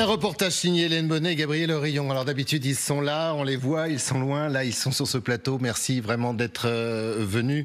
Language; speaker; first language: French; native; French